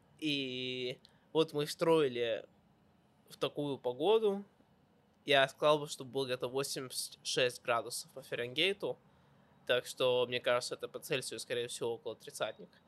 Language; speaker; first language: Russian; early bilingual, heritage; Russian